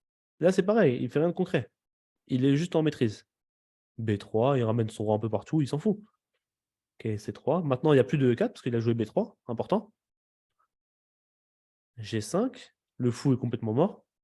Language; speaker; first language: French; native; French